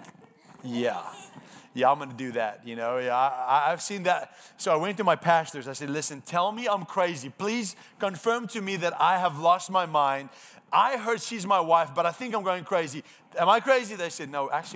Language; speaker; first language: English; non-native, local second language; Afrikaans